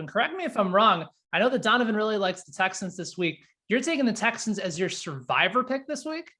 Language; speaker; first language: English; native; English